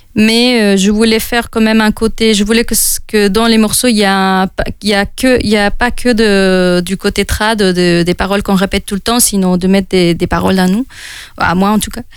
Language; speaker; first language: French; non-native, fluent; Spanish